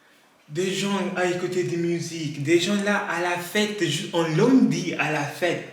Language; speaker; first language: French; non-native, learner; Kabuverdianu